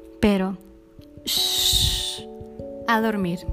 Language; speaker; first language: Spanish; native; Spanish